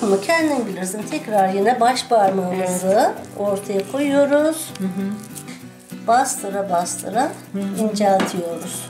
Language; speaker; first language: Turkish; native; Turkish